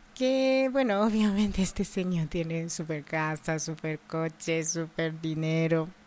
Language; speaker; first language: Spanish; non-native, fluent; Japanese